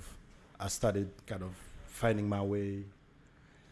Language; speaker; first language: English; non-native, fluent; Haitian Creole